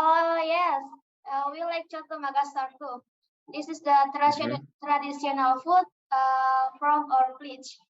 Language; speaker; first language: English; non-native, learner; Indonesian